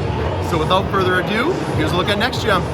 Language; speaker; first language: English; native; English